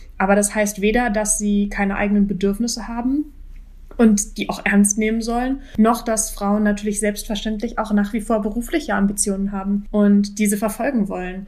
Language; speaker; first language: German; native; German